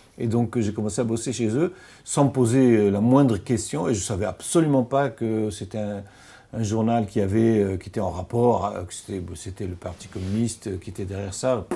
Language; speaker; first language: French; non-native, local second language; Arabic